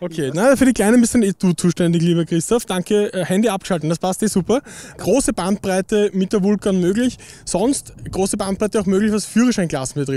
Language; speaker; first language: German; native; German